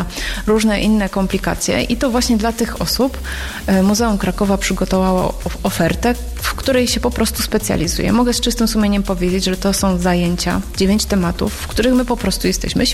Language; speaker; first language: Polish; native; Polish